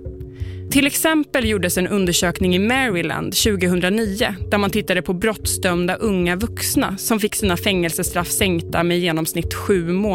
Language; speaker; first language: Swedish; native; Swedish